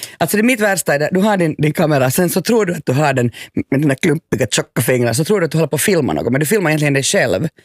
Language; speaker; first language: Swedish; native; Swedish